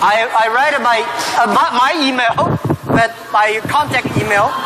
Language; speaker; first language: English; non-native, fluent; Chinese